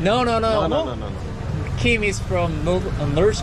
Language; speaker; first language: English; non-native, learner; Korean